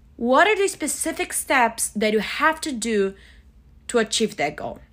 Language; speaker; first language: English; non-native, fluent; Portuguese